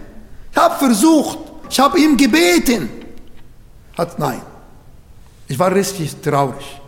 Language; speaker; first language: German; non-native, learner; Arabic